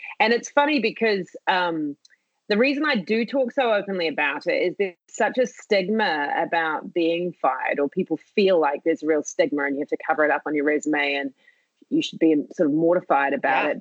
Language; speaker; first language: English; native; English